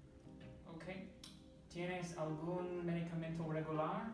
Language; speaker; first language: Spanish; non-native, learner; English